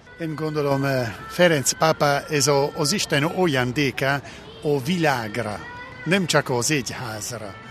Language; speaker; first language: Hungarian; non-native, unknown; Italian